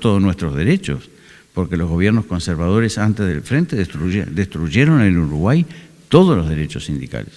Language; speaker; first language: Spanish; native; Spanish